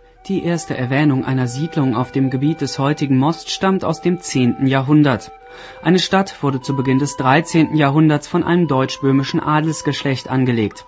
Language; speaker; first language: German; native; German